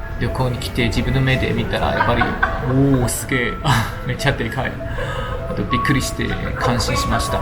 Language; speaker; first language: Japanese; non-native, fluent; Chinese